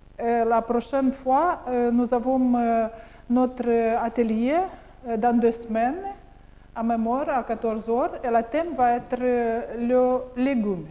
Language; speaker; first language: French; non-native, learner; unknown